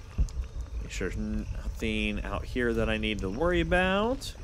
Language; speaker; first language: English; native; English